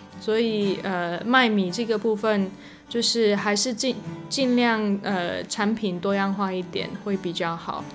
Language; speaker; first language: Chinese; non-native, fluent; English